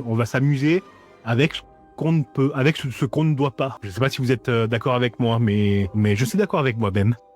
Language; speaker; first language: French; native; French